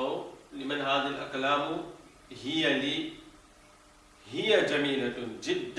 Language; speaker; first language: Arabic; non-native, fluent; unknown